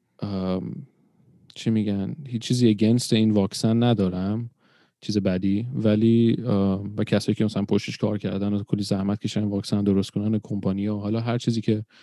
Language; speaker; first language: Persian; early bilingual, other home language; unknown